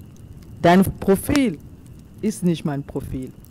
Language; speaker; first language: German; non-native, fluent; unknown